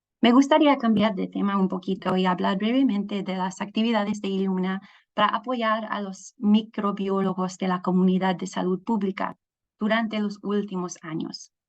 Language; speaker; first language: Spanish; non-native, fluent; English